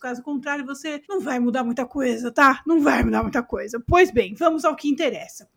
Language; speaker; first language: Portuguese; native; Portuguese